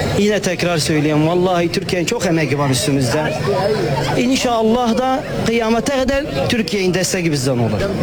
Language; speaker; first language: Turkish; non-native, fluent; Arabic